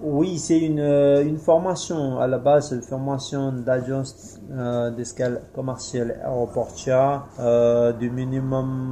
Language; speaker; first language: French; non-native, fluent; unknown